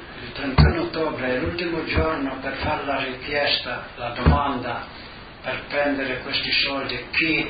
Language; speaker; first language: Italian; non-native, local second language; Slovenian